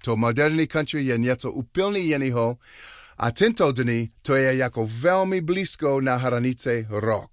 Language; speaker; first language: Czech; non-native, learner; English